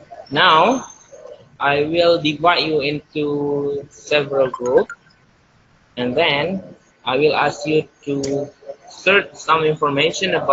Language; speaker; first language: English; non-native, learner; Indonesian